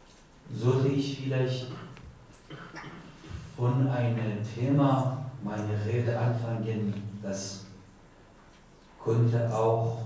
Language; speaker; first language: German; non-native, learner; Persian